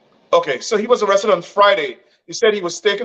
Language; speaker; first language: English; native; English